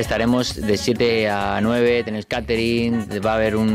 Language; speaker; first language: Spanish; native; Spanish